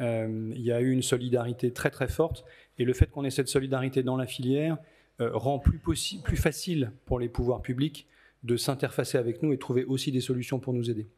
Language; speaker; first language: French; native; French